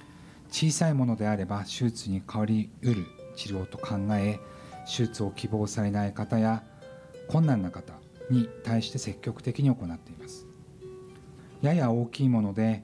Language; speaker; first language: Japanese; native; Japanese